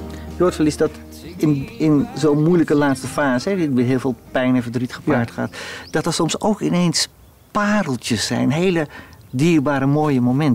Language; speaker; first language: Dutch; native; Dutch